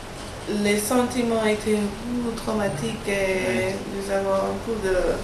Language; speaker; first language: French; non-native, learner; English